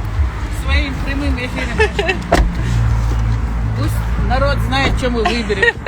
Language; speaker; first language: Russian; non-native, local second language; Chechen